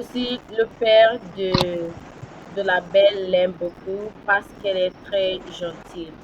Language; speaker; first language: French; non-native, learner; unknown